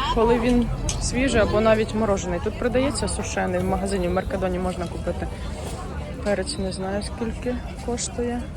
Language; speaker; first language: Ukrainian; native; Ukrainian